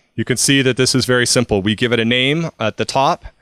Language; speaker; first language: English; native; English